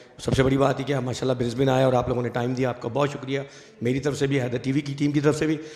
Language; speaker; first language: Urdu; native; Urdu